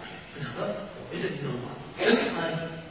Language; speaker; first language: Russian; non-native, learner; Tibetan